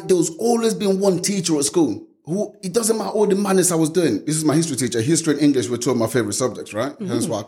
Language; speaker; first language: English; non-native, local second language; Yoruba